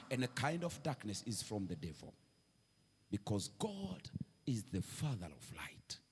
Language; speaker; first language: English; non-native, local second language; Swahili